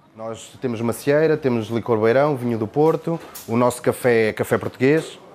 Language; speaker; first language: Portuguese; native; Portuguese